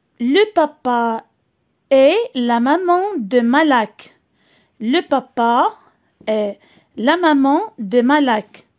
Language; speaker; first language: French; non-native, local second language; Arabic